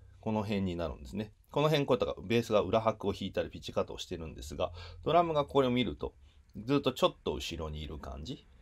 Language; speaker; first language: Japanese; native; Japanese